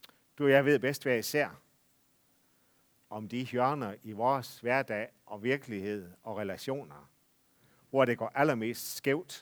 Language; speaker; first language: Danish; native; Danish